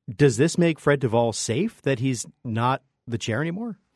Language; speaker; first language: English; native; English